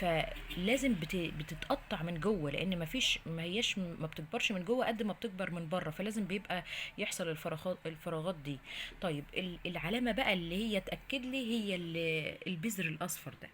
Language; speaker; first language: Arabic; native; Arabic